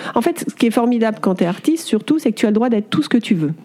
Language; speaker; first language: French; native; French